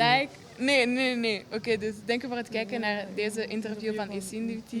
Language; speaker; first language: Dutch; early bilingual, heritage; Kinyarwanda